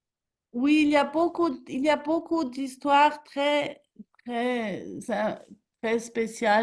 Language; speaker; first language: French; non-native, fluent; German